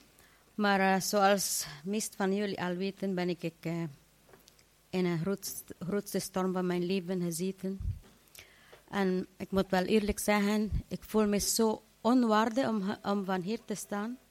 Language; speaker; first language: Dutch; non-native, fluent; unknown